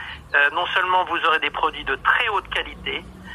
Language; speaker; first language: French; native; French